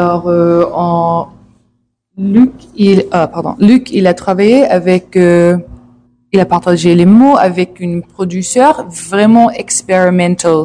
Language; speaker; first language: French; non-native, learner; English